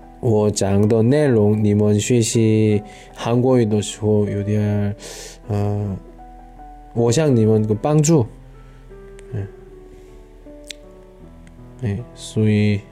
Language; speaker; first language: Chinese; non-native, learner; Korean